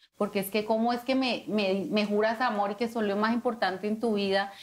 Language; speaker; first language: Spanish; native; Spanish